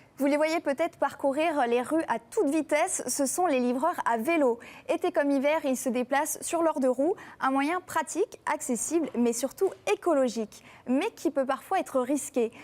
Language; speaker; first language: French; native; French